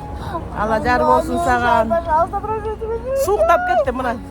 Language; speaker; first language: Kyrgyz; native; Kyrgyz